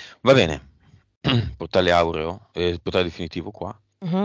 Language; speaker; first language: Italian; native; Italian